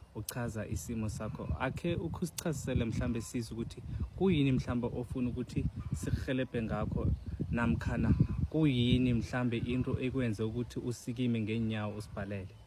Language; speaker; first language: Zulu; non-native, local second language; South Ndebele